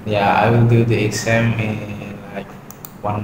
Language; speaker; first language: English; non-native, learner; Indonesian